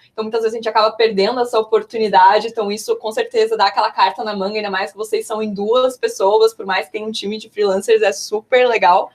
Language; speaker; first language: Portuguese; native; Portuguese